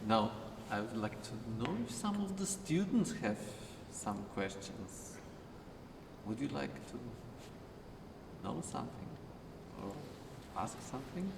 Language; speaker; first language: English; non-native, fluent; Slovenian